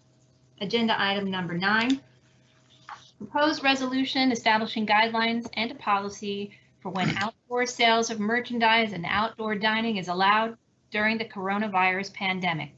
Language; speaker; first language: English; native; English